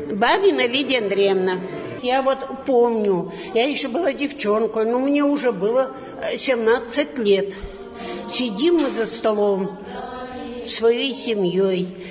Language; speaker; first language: Russian; native; Russian